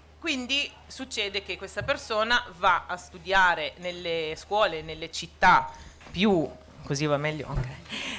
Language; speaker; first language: Italian; non-native, fluent; Arabic